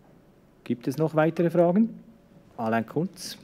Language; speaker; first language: German; native; German